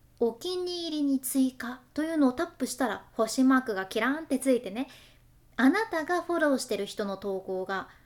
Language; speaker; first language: Japanese; native; Japanese